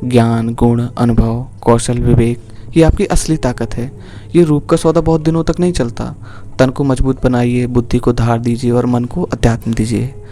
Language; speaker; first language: Hindi; native; Hindi